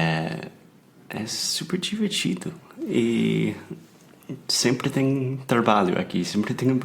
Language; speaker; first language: Portuguese; non-native, fluent; English